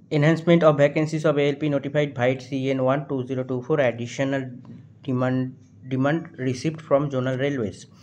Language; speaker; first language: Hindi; non-native, local second language; Bangla